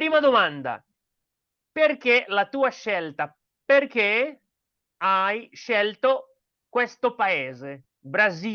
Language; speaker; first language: Italian; non-native, learner; Portuguese